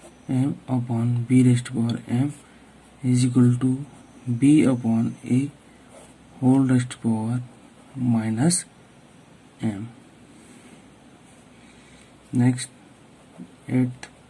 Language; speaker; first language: English; non-native, local second language; Hindi